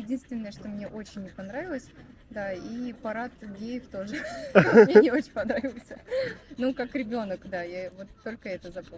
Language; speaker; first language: Russian; native; Russian